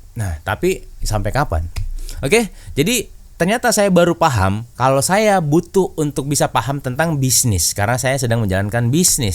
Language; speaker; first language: Indonesian; native; Indonesian